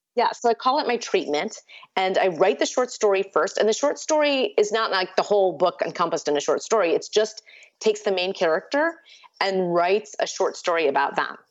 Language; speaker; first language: English; early bilingual, other home language; Urdu